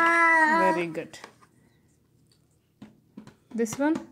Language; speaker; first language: English; non-native, local second language; Telugu